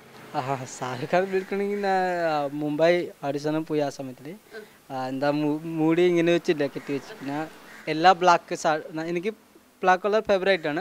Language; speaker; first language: Malayalam; non-native, local second language; Odia